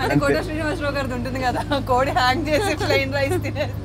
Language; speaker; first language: Telugu; native; Telugu